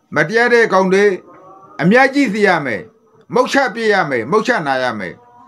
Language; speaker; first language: Burmese; native; Burmese